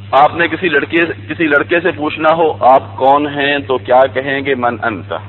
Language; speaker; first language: Urdu; native; Urdu